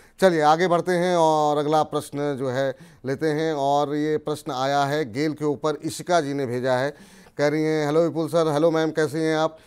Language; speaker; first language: Hindi; native; Hindi